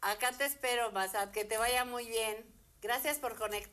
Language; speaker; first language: Spanish; native; Spanish